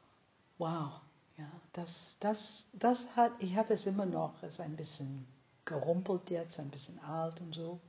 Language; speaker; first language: German; non-native, fluent; English